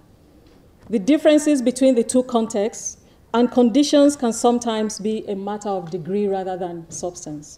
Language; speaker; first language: English; non-native, local second language; Yoruba